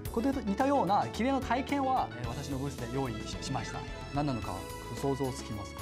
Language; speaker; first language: Japanese; non-native, fluent; Chinese